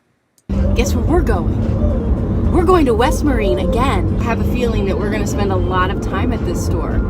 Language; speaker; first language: English; native; English